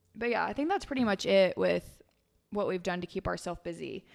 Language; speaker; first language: English; native; English